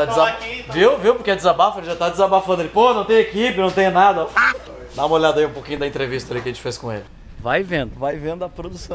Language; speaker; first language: Portuguese; native; Portuguese